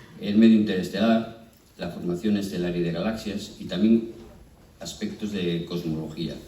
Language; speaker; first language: Spanish; native; Spanish